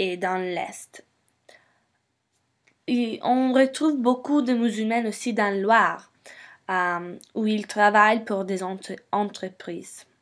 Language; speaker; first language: French; non-native, learner; English